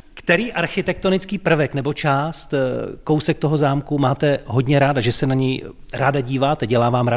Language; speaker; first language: Czech; native; Czech